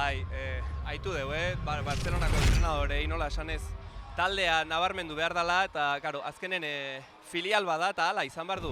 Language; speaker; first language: Basque; native; Basque